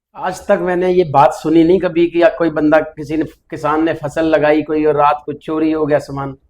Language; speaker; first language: Hindi; non-native, local second language; Punjabi